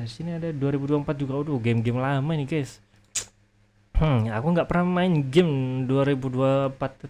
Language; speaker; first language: Indonesian; native; Indonesian